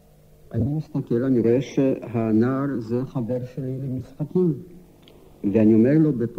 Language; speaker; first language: Hebrew; non-native, fluent; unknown